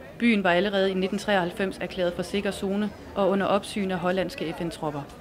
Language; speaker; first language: Danish; native; Danish